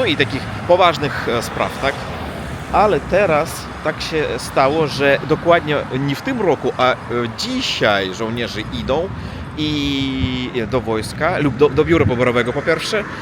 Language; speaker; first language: Polish; non-native, learner; Russian